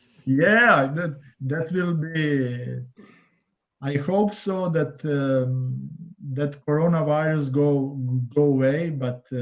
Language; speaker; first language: English; non-native, learner; Croatian